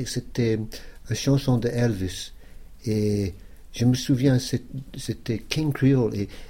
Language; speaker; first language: French; non-native, fluent; English